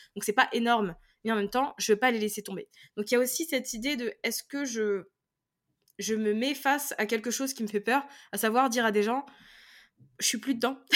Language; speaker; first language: French; native; French